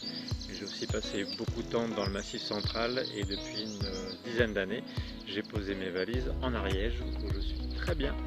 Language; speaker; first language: French; native; French